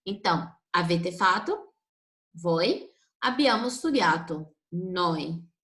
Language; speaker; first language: Italian; non-native, fluent; Portuguese